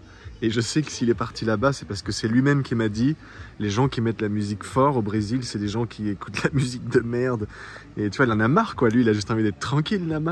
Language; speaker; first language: French; native; French